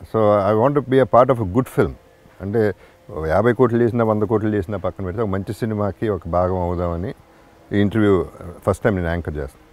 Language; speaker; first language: Telugu; native; Telugu